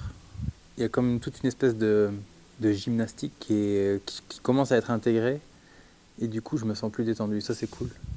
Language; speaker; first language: French; native; French